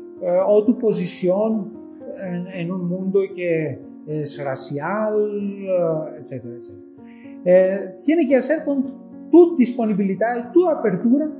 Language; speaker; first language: Spanish; non-native, fluent; Greek